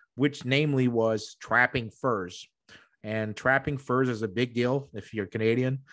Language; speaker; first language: English; native; English